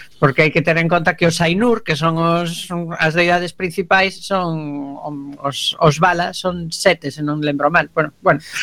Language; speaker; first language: Galician; native; Galician